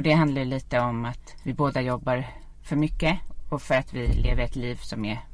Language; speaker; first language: Swedish; native; Swedish